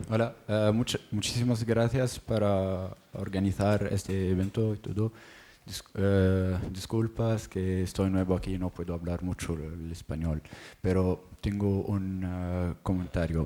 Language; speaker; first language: Spanish; non-native, learner; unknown